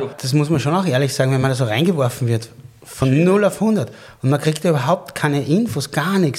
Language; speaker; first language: German; native; German